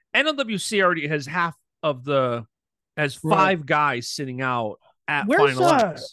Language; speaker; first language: English; native; English